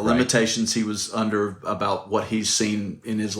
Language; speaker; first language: English; native; English